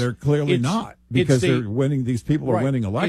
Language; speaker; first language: English; native; English